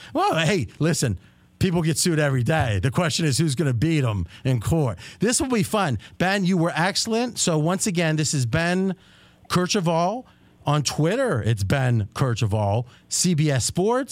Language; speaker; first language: English; native; English